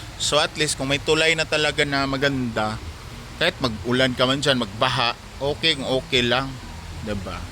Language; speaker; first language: Filipino; non-native, local second language; Cebuano